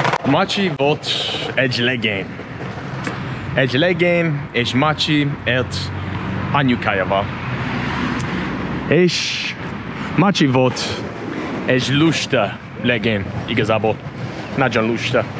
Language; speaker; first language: Hungarian; non-native, learner; English